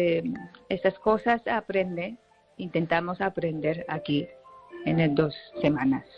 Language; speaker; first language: Spanish; non-native, learner; Japanese